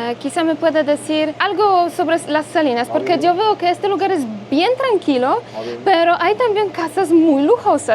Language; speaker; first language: Spanish; non-native, fluent; Polish